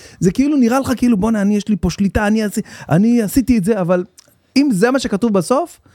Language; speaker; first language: Hebrew; native; Hebrew